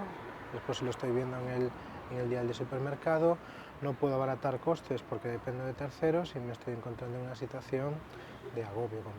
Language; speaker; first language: Spanish; native; Spanish